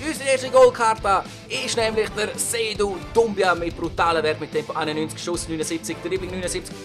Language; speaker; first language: German; native; German